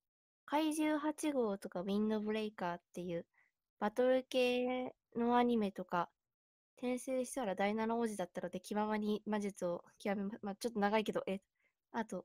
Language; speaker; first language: Japanese; native; Japanese